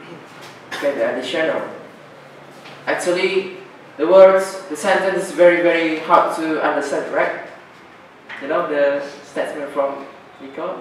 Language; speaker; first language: English; non-native, learner; Indonesian